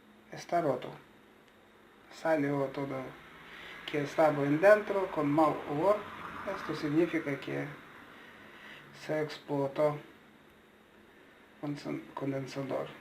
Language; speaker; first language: Spanish; non-native, learner; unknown